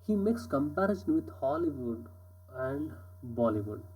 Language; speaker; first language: English; non-native, local second language; Kannada